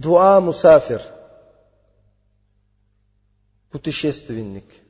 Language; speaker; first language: Russian; non-native, learner; Uzbek